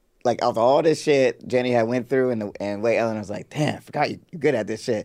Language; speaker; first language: English; native; English